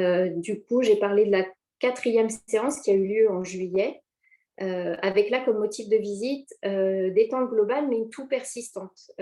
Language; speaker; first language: French; native; French